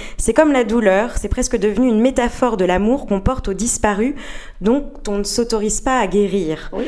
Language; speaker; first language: French; native; French